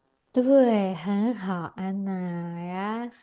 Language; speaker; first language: Chinese; non-native, fluent; Indonesian